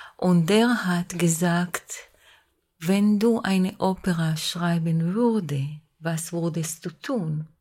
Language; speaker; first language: German; non-native, fluent; Hebrew